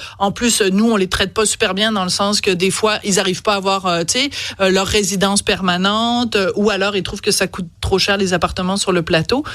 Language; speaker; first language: French; native; French